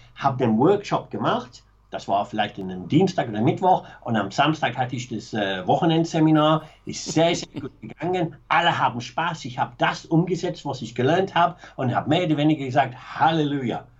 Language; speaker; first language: German; non-native, fluent; English